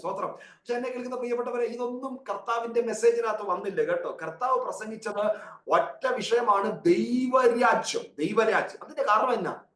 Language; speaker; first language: Malayalam; early bilingual, heritage; Malayalam